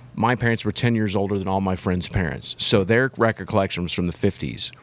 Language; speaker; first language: English; native; English